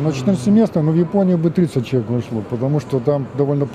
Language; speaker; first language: Russian; native; Russian